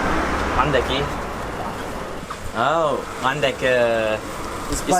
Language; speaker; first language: Arabic; non-native, learner; English